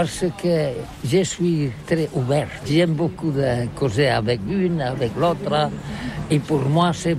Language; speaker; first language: French; non-native, learner; Catalan